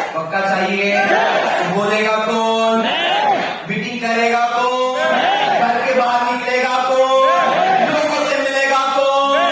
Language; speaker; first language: Hindi; non-native, local second language; Marathi